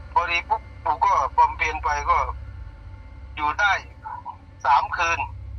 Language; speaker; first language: Thai; non-native, local second language; Northeastern Thai